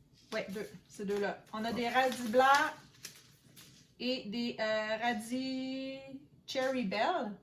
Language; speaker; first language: French; native; French